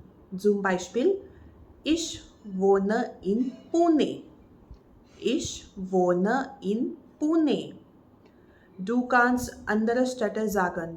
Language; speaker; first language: German; non-native, fluent; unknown